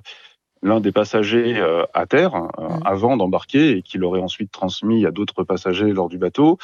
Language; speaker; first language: French; native; French